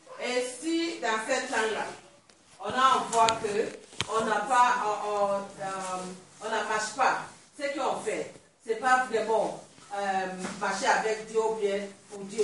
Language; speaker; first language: French; non-native, learner; Swahili